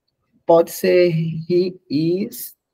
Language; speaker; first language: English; non-native, learner; Portuguese